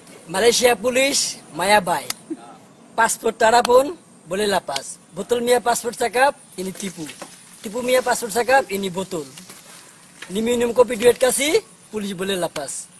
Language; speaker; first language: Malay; non-native, learner; Bangla